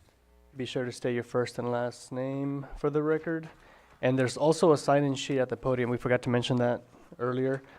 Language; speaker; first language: English; native; English